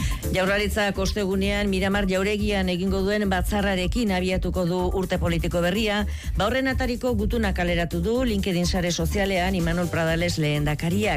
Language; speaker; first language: Basque; native; Basque